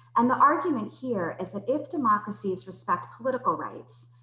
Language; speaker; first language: English; native; English